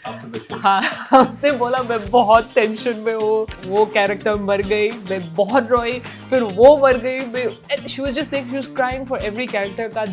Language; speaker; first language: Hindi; non-native, local second language; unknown